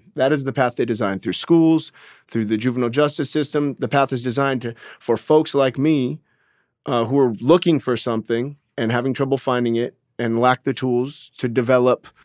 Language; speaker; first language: English; native; English